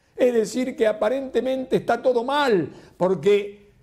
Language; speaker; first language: Spanish; native; Spanish